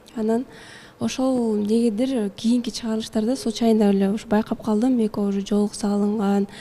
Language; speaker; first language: Kyrgyz; native; Kyrgyz